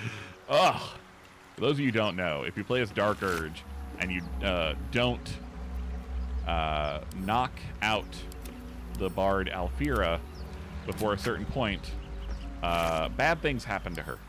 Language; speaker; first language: English; native; English